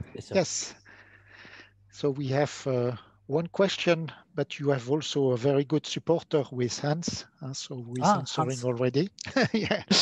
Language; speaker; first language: English; non-native, fluent; French